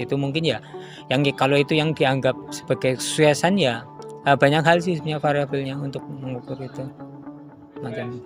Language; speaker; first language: Indonesian; native; Indonesian